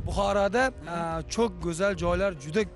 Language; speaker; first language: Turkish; non-native, learner; Uzbek